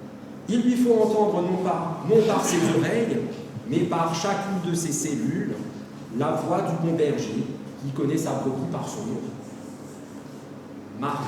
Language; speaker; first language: French; native; French